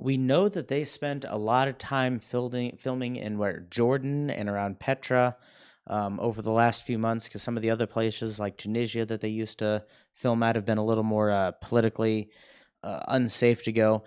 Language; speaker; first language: English; native; English